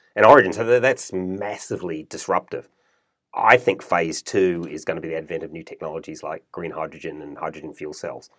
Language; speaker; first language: English; native; English